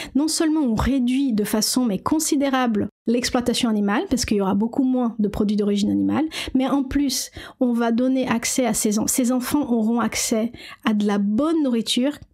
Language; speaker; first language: French; non-native, fluent; Portuguese